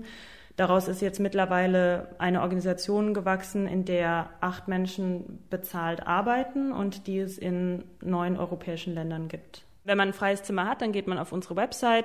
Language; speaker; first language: German; native; German